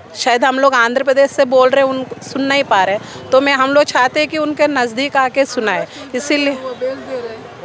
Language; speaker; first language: Hindi; non-native, local second language; Telugu